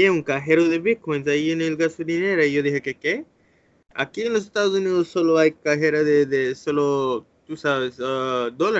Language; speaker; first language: Spanish; early bilingual, heritage; English